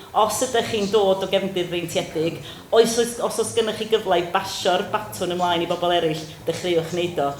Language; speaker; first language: Welsh; native; Welsh